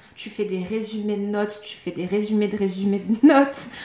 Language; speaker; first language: French; native; French